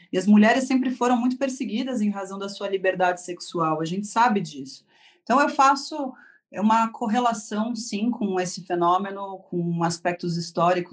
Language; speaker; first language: Portuguese; native; Portuguese